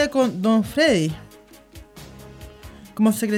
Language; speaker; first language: Spanish; native; Spanish